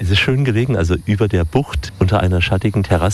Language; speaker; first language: German; native; German